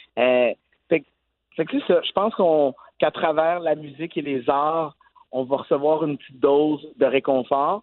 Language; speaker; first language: French; native; French